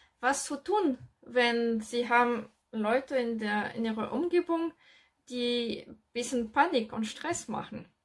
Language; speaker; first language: German; non-native, learner; French